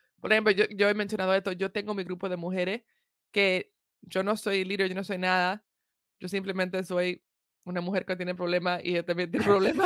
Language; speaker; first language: Spanish; early bilingual, heritage; Spanish